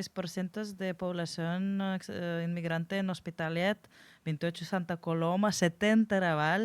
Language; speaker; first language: Spanish; non-native, fluent; Russian